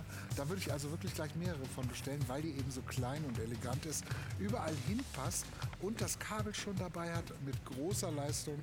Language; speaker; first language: German; native; German